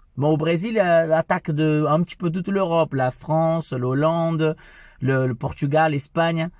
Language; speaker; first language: French; non-native, fluent; Portuguese